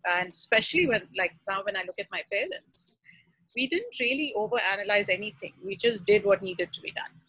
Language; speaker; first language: English; non-native, local second language; Urdu